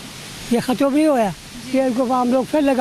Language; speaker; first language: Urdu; non-native, local second language; Northern Hindko